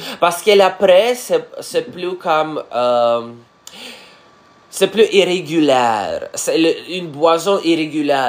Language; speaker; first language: French; non-native, learner; Russian